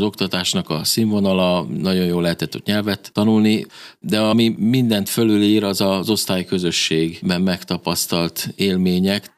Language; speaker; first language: Hungarian; native; Hungarian